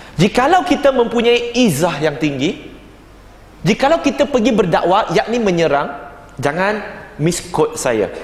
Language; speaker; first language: Malay; non-native, local second language; Chinese